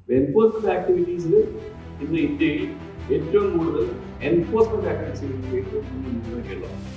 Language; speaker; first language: Malayalam; non-native, local second language; Tamil